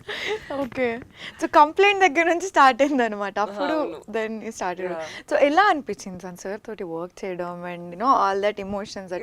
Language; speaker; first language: Telugu; native; Telugu